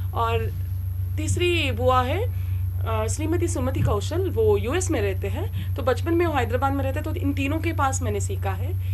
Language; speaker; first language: Hindi; non-native, local second language; Telugu